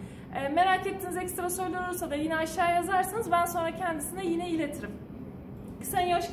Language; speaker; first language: Turkish; native; Turkish